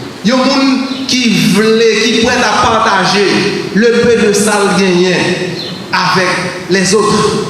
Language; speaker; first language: French; non-native, learner; Haitian Creole